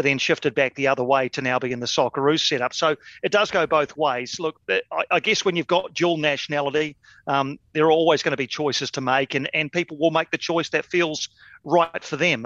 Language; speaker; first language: English; native; English